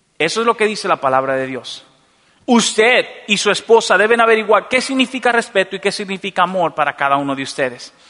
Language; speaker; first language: Spanish; native; Spanish